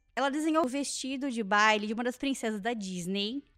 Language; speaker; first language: Portuguese; native; Portuguese